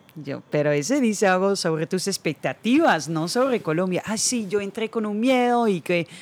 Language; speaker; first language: Spanish; non-native, fluent; Dutch